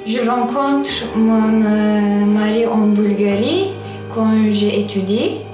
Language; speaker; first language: French; non-native, learner; Turkish